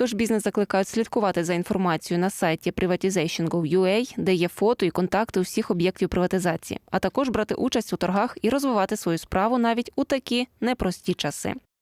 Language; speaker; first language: Ukrainian; native; Ukrainian